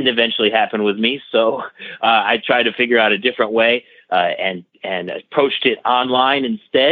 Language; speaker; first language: English; native; English